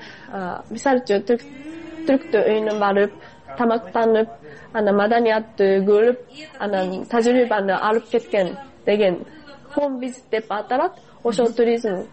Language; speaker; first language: Kyrgyz; non-native, fluent; Japanese